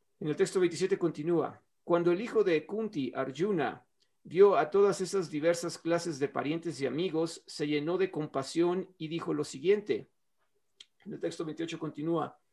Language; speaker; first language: Spanish; native; Spanish